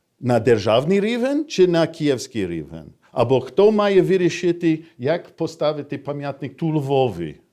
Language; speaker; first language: Ukrainian; non-native, fluent; English